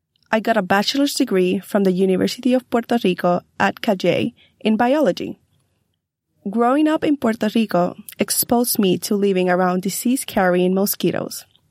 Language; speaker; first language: English; non-native, local second language; Spanish